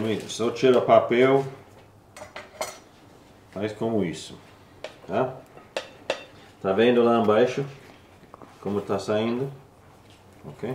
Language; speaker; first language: Portuguese; non-native, learner; English